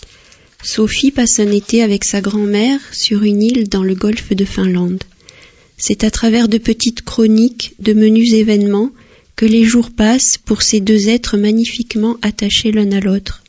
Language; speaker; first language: French; native; French